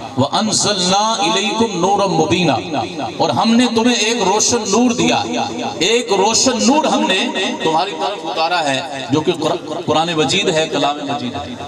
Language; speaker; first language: Urdu; non-native, local second language; Punjabi